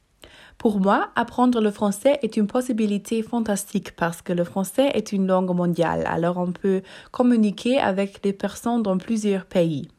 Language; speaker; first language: French; non-native, learner; German